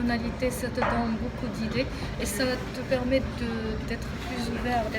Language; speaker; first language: French; non-native, local second language; Arabic